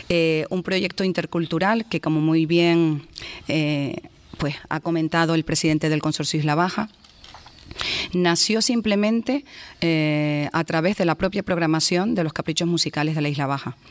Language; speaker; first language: Spanish; native; Spanish